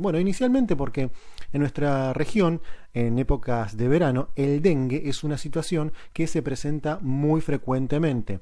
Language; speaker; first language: Spanish; native; Spanish